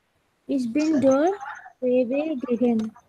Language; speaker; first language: German; non-native, learner; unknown